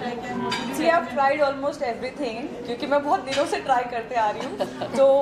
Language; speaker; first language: Hindi; native; Hindi